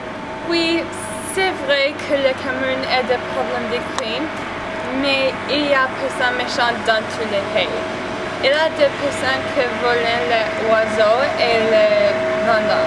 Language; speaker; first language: French; non-native, learner; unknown